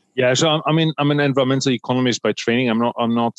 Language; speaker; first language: English; non-native, fluent; Dutch